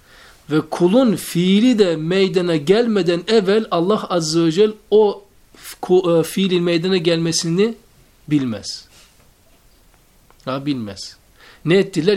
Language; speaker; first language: Turkish; native; Turkish